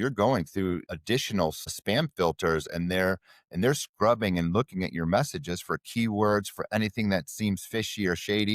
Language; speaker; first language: English; native; English